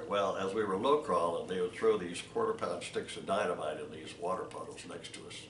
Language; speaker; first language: English; native; English